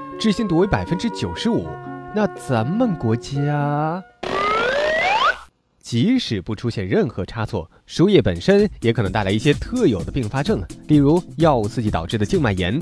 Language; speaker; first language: Chinese; native; Chinese